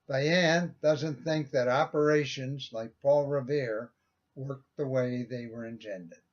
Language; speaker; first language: English; native; English